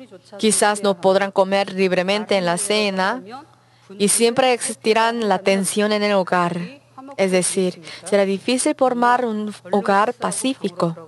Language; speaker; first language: Spanish; non-native, learner; Korean